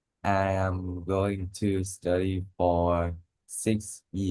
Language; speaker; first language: English; non-native, learner; Vietnamese